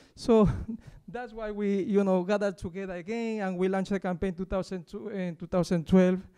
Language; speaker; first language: English; non-native, fluent; Spanish